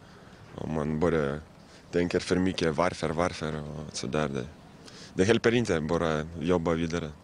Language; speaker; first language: Swedish; non-native, fluent; Lithuanian